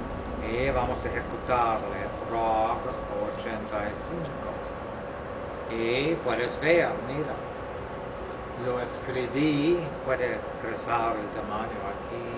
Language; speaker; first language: Spanish; non-native, fluent; English